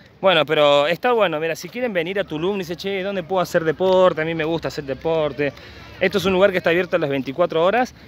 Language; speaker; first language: Spanish; native; Spanish